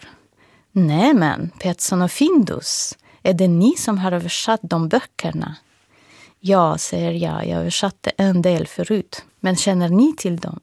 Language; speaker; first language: Swedish; non-native, fluent; Russian